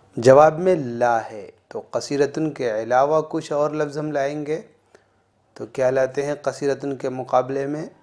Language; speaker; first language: Urdu; native; Urdu